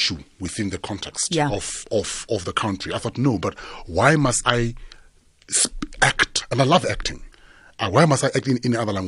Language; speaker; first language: English; non-native, local second language; Tsonga